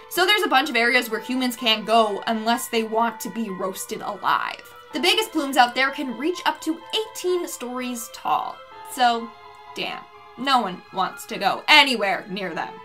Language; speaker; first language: English; native; English